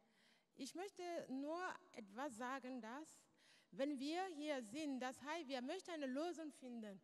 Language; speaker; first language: German; non-native, learner; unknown